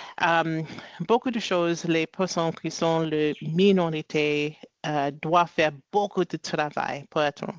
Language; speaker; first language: French; non-native, learner; English